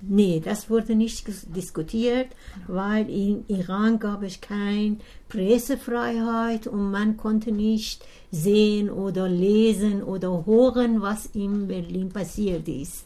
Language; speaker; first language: German; non-native, learner; Persian